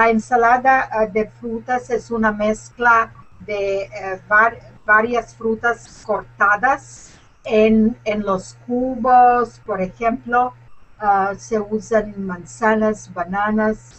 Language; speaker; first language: Spanish; non-native, learner; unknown